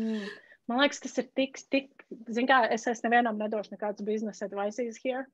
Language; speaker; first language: Latvian; native; Latvian